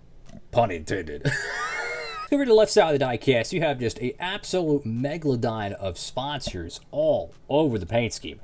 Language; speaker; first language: English; native; English